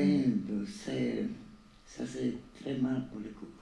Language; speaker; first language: French; non-native, learner; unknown